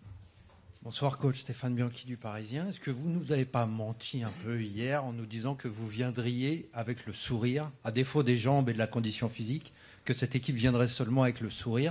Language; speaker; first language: French; native; French